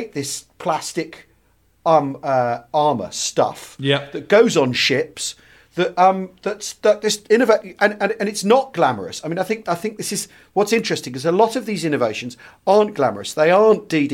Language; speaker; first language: English; native; English